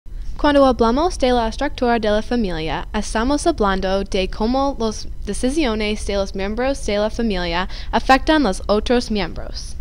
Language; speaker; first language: Spanish; non-native, learner; English